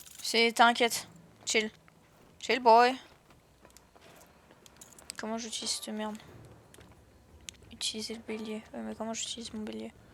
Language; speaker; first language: French; native; French